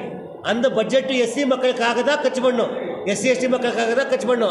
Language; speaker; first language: Tamil; non-native, learner; Kannada